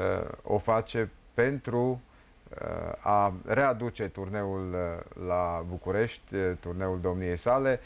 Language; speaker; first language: Romanian; native; Romanian